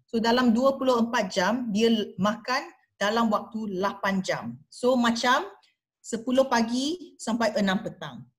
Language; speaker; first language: Malay; non-native, local second language; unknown